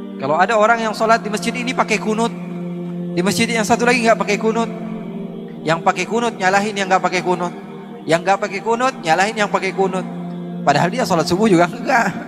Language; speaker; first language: Indonesian; native; Indonesian